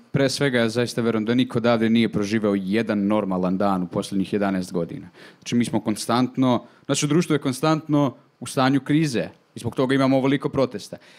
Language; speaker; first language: Serbian; native; Serbian